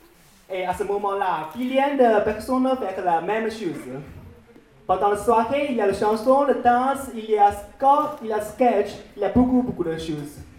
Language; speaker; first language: French; non-native, learner; Chinese